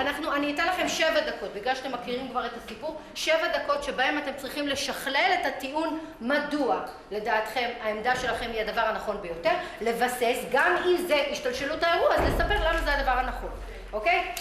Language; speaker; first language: Hebrew; native; Hebrew